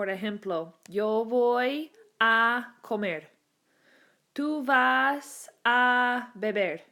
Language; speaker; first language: Spanish; non-native, learner; English